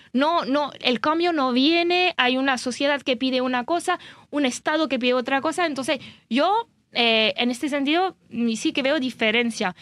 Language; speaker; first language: Spanish; non-native, fluent; French